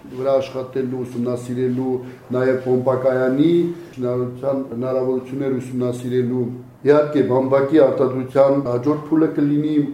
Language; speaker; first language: Armenian; native; Armenian